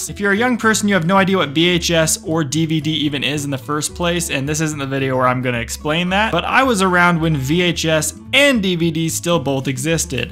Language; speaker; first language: English; native; English